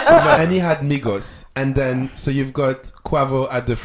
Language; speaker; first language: English; non-native, fluent; French